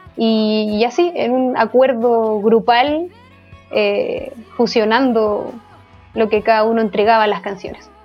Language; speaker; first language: Spanish; native; Spanish